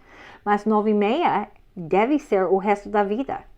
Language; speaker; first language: Portuguese; non-native, fluent; English